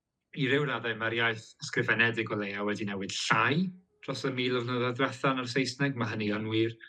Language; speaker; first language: Welsh; native; Welsh